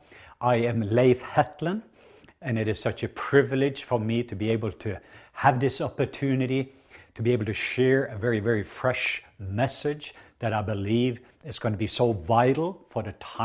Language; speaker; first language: English; non-native, fluent; Norwegian